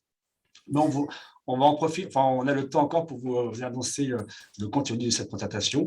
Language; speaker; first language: French; native; French